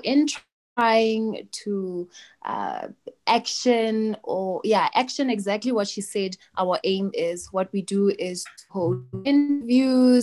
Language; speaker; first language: English; non-native, local second language; Tsonga